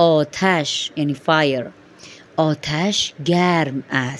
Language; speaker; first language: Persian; non-native, fluent; Urdu